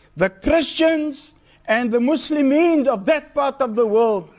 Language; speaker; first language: English; non-native, local second language; Afrikaans